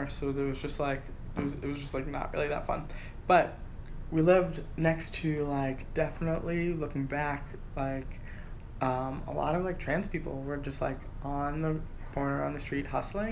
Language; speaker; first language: English; native; English